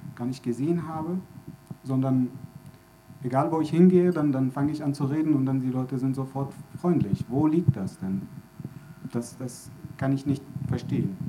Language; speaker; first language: German; non-native, fluent; Arabic